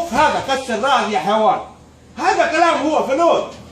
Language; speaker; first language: Arabic; non-native, learner; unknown